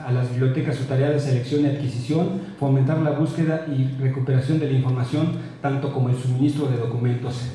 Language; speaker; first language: Spanish; native; Spanish